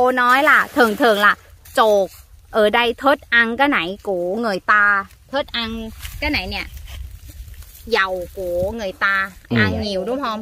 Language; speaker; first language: Vietnamese; non-native, learner; Thai